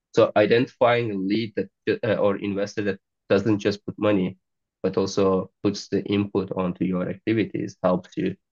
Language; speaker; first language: English; non-native, fluent; Azerbaijani